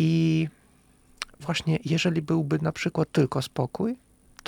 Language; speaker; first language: Polish; non-native, fluent; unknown